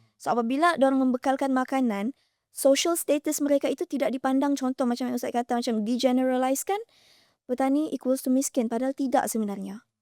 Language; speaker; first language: Malay; native; Malay